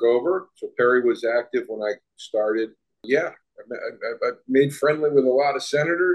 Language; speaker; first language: English; native; English